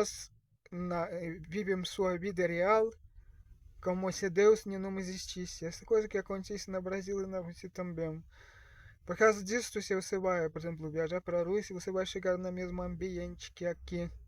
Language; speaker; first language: Portuguese; non-native, learner; Russian